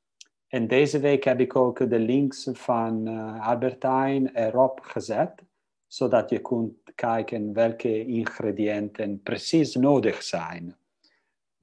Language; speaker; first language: Dutch; non-native, fluent; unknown